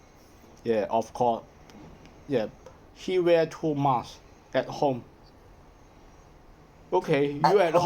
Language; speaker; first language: English; non-native, learner; Cantonese